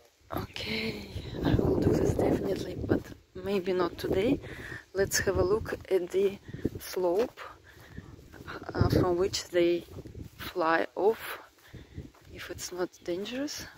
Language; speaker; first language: English; non-native, fluent; Russian